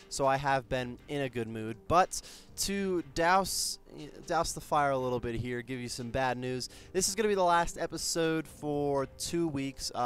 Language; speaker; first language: English; native; English